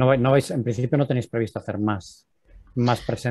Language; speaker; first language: Spanish; native; Spanish